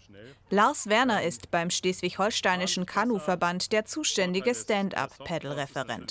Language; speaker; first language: German; native; German